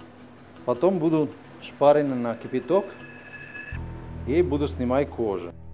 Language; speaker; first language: Russian; non-native, fluent; Italian